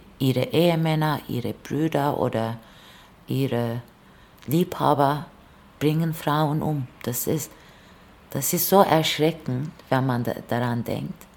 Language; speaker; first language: German; non-native, fluent; Turkish